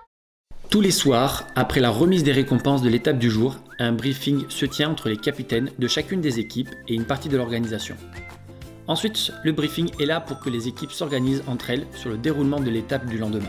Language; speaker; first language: French; native; French